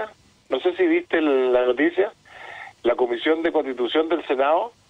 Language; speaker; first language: Spanish; native; Spanish